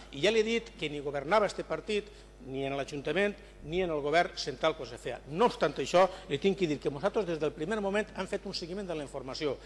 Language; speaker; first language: Catalan; native; Catalan